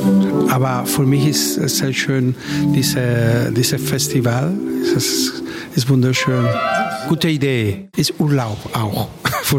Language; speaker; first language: German; non-native, learner; Spanish